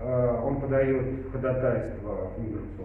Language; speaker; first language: Russian; native; Russian